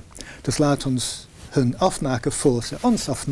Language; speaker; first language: Dutch; non-native, fluent; English